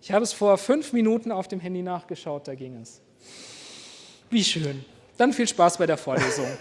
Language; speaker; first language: German; native; German